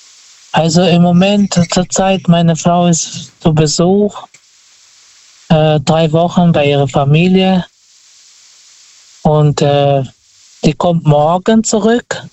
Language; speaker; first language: German; non-native, learner; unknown